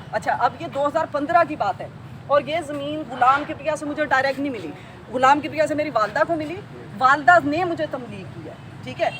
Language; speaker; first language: Urdu; non-native, local second language; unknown